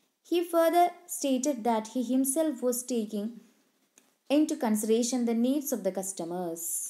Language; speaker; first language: English; non-native, local second language; Malayalam